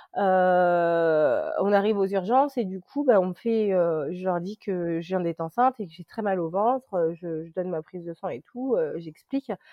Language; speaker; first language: French; early bilingual, other home language; Lingala